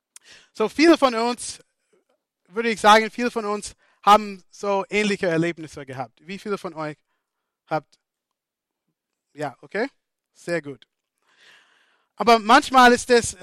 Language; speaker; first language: German; non-native, fluent; English